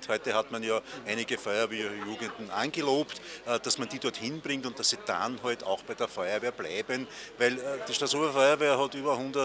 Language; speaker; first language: German; native; German